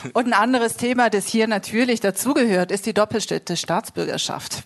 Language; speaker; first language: German; native; German